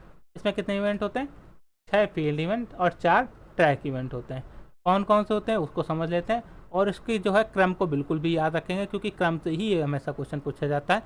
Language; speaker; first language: Hindi; native; Hindi